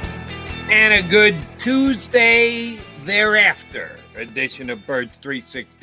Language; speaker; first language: English; native; English